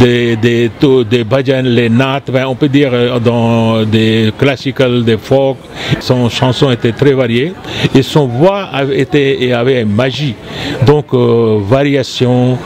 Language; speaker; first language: French; non-native, fluent; Punjabi